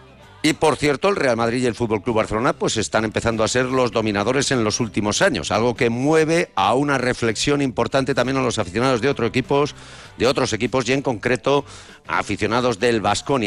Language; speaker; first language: Spanish; native; Spanish